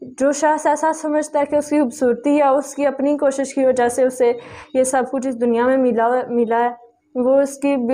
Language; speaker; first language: Urdu; native; Urdu